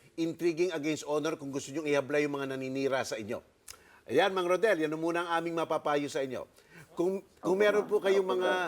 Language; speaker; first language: Filipino; native; Filipino